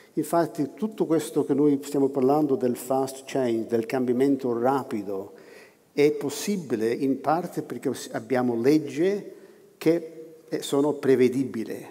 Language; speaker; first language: Italian; non-native, fluent; English